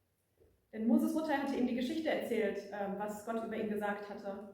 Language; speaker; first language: German; native; German